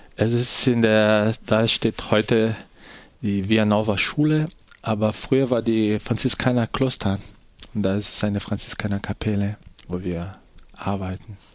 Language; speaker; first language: German; non-native, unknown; Portuguese